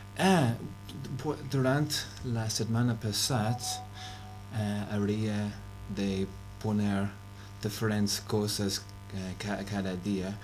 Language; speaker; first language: Catalan; non-native, learner; English